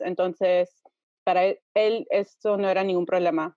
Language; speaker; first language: Spanish; early bilingual, heritage; Spanish